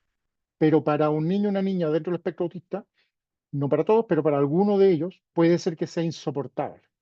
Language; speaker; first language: Spanish; native; Spanish